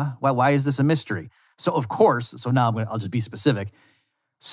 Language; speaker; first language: English; native; English